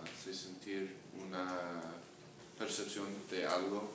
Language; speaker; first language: Spanish; non-native, learner; English